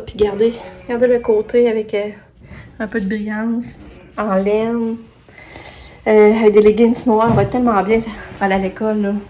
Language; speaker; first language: French; native; French